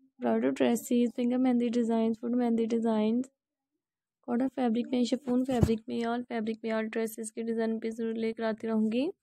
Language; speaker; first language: Hindi; native; Hindi